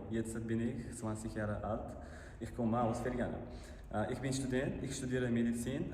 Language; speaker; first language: German; non-native, learner; Uzbek